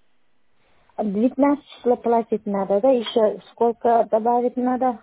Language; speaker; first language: Russian; non-native, learner; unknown